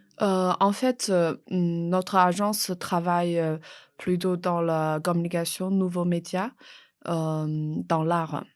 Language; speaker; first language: French; non-native, fluent; Chinese